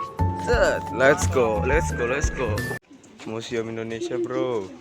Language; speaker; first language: English; non-native, learner; Indonesian